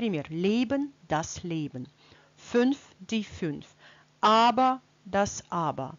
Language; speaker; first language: German; non-native, fluent; Russian